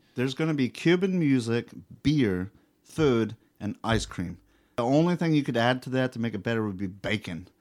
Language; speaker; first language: English; native; English